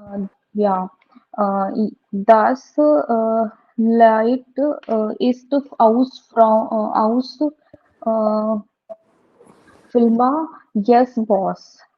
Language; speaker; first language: German; non-native, learner; Hindi